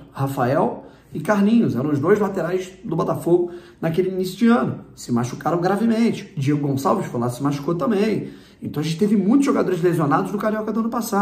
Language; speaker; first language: Portuguese; native; Portuguese